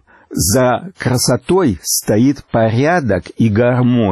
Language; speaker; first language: Russian; native; Russian